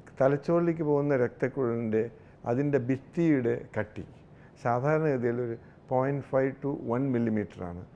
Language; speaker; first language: Malayalam; native; Malayalam